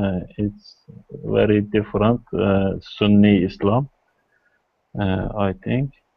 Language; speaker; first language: English; non-native, learner; Kurdish